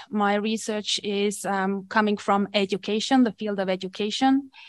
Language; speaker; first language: English; non-native, fluent; Estonian